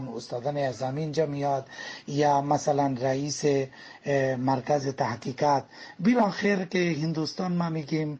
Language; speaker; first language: Persian; non-native, fluent; Bangla